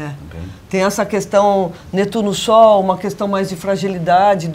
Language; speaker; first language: Portuguese; native; Portuguese